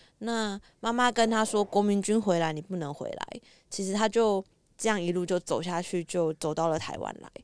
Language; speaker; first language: Chinese; native; Chinese